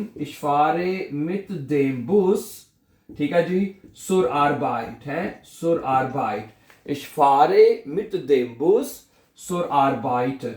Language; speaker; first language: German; non-native, fluent; Urdu